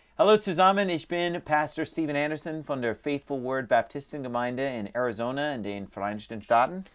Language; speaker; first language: German; non-native, learner; English